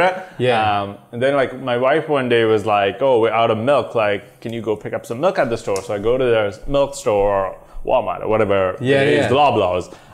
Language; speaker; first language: English; non-native, local second language; Sinhala